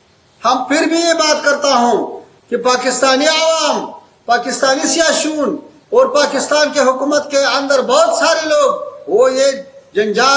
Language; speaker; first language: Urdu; non-native, fluent; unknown